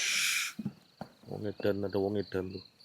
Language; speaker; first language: Indonesian; native; Indonesian